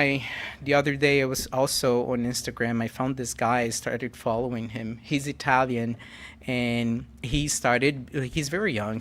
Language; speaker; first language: English; non-native, fluent; Portuguese